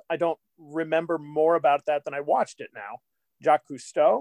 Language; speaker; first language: English; native; English